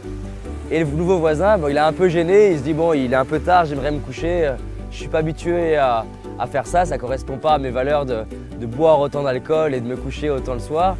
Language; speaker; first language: French; native; French